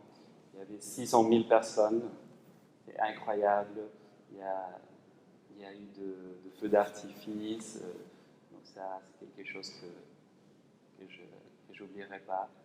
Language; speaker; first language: French; non-native, fluent; Spanish